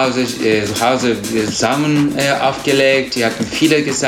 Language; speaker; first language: German; non-native, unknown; Turkish